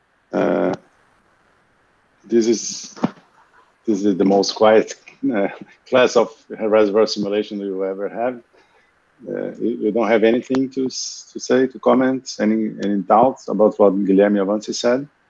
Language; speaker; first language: English; non-native, fluent; Portuguese